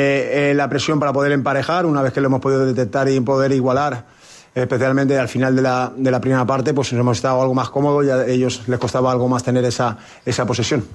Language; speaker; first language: Spanish; native; Spanish